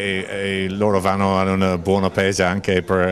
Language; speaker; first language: Italian; non-native, learner; English